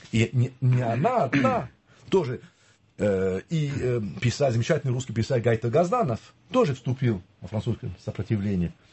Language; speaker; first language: Russian; early bilingual, heritage; Russian